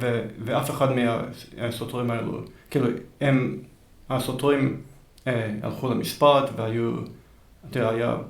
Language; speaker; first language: Hebrew; early bilingual, heritage; Hebrew